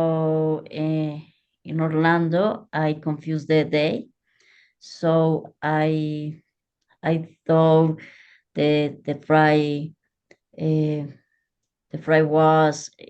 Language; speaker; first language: English; non-native, learner; Spanish